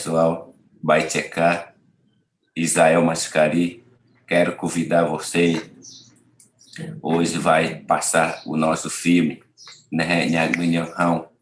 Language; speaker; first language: Portuguese; non-native, local second language; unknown